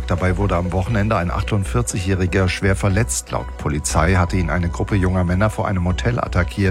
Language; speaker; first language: German; native; German